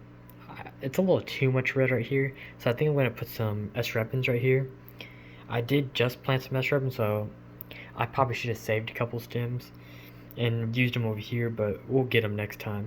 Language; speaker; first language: English; native; English